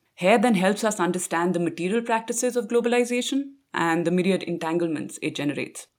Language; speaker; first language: English; non-native, local second language; Punjabi